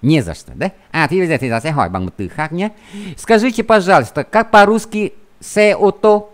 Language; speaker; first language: Russian; non-native, fluent; Vietnamese